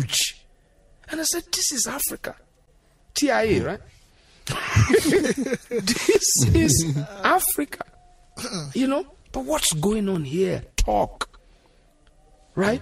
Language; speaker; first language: English; non-native, local second language; Yoruba